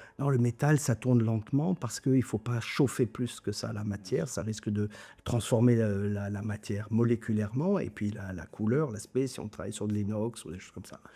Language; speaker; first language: French; non-native, local second language; German